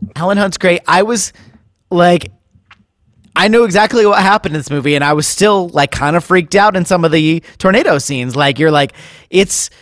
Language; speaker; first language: English; native; English